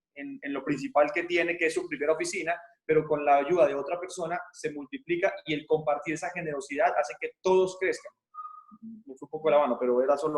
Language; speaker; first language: Spanish; native; Spanish